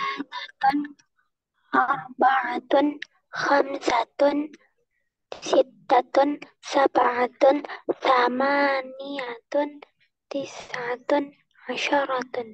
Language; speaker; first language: Arabic; non-native, learner; Indonesian